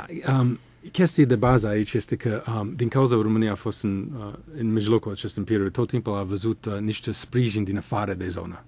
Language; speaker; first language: Romanian; non-native, fluent; English